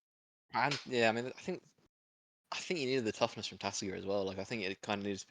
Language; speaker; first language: English; native; English